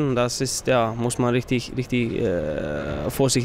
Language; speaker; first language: German; non-native, fluent; Icelandic